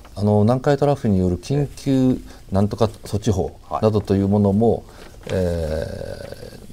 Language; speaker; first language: Japanese; native; Japanese